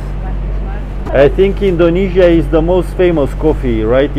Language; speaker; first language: English; non-native, learner; Romanian